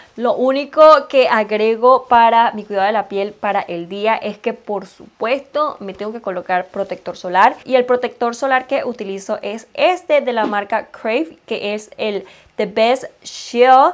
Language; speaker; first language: Spanish; non-native, fluent; Chinese